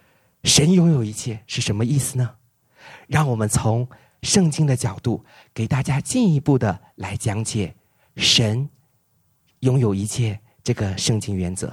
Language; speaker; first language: Chinese; native; Chinese